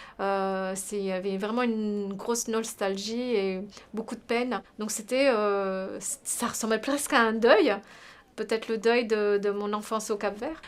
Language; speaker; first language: French; early bilingual, other home language; Kabuverdianu